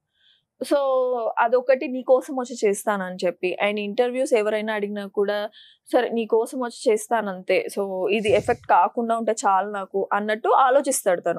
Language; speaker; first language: Telugu; native; Telugu